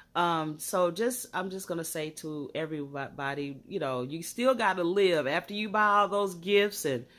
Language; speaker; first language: English; native; English